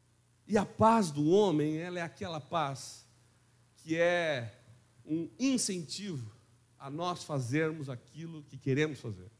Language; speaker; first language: Portuguese; native; Portuguese